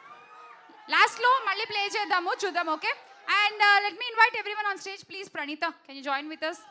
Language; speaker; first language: Telugu; native; Telugu